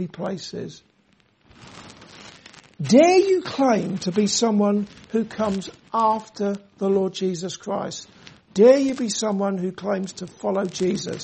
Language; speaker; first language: English; native; English